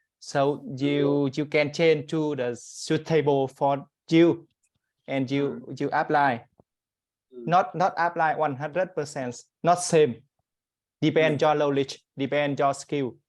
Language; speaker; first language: English; non-native, learner; Vietnamese